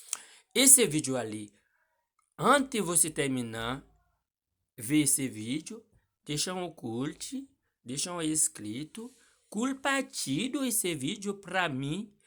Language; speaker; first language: Portuguese; non-native, learner; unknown